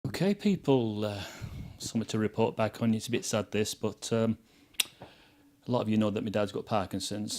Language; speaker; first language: English; native; English